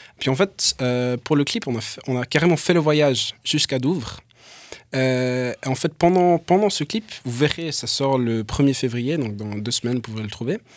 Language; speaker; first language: French; early bilingual, other home language; English